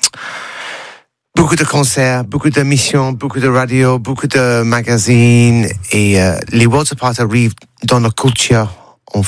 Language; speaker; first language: French; non-native, learner; English